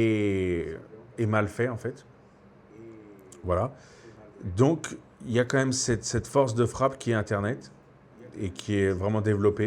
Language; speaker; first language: French; native; French